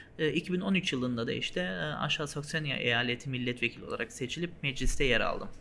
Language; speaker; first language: Turkish; early bilingual, heritage; Turkish